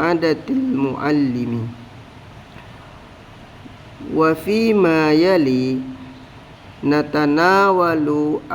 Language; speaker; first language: Arabic; non-native, learner; Indonesian